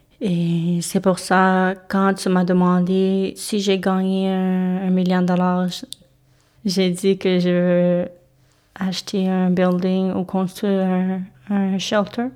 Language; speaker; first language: French; non-native, local second language; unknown